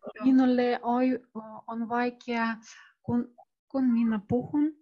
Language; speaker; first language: Finnish; non-native, learner; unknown